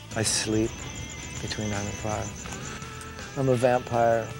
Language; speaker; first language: English; native; English